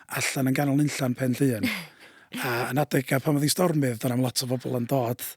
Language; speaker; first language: Welsh; native; Welsh